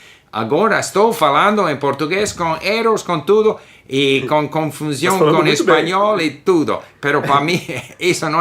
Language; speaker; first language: Portuguese; non-native, learner; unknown